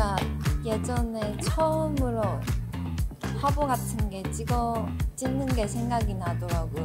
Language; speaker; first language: Korean; non-native, fluent; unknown